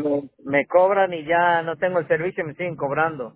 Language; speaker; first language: Spanish; native; Spanish